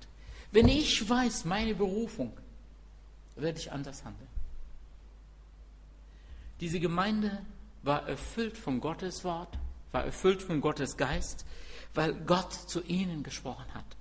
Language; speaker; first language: German; non-native, fluent; Arabic